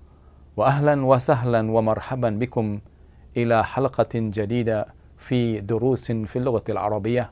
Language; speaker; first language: Arabic; non-native, fluent; English